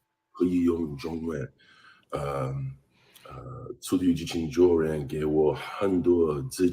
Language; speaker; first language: Chinese; non-native, learner; English